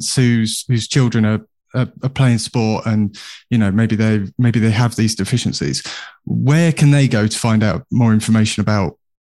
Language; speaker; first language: English; native; English